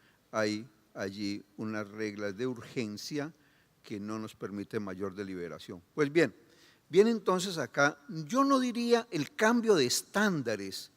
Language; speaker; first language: Spanish; native; Spanish